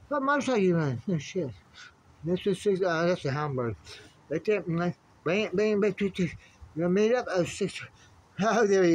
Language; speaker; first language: English; native; English